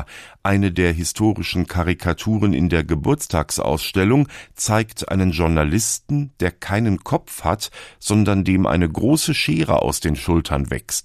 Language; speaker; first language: German; native; German